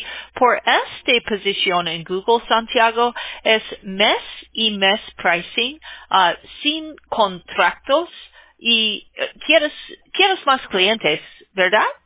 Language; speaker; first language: Spanish; non-native, learner; English